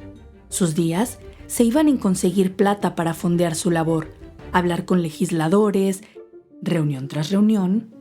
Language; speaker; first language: Spanish; native; Spanish